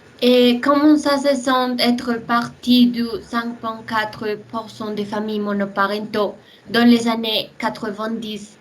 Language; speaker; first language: French; non-native, learner; Spanish